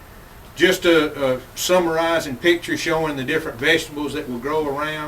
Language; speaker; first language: English; native; English